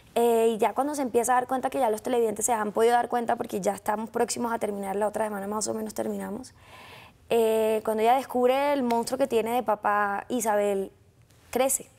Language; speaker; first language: Spanish; native; Spanish